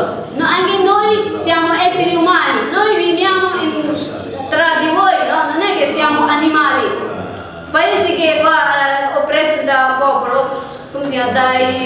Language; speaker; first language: Italian; non-native, learner; Tibetan